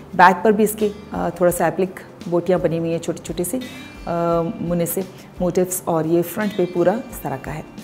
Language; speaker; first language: Urdu; native; Urdu